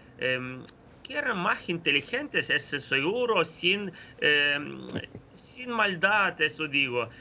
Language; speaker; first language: Spanish; non-native, fluent; Ukrainian